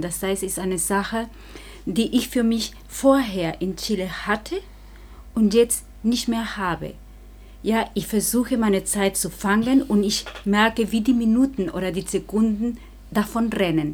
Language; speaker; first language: German; non-native, fluent; Spanish